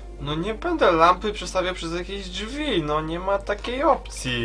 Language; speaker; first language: Polish; native; Polish